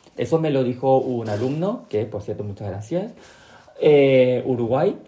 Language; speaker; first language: Spanish; non-native, local second language; Korean